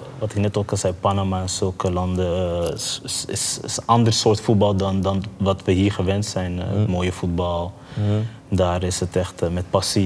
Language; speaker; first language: Dutch; early bilingual, other home language; Papiamento